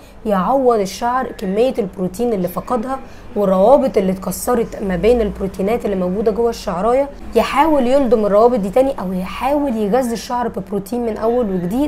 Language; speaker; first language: Arabic; native; Arabic